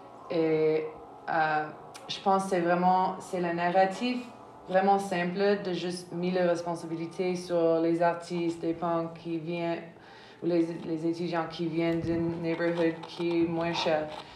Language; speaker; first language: French; non-native, fluent; English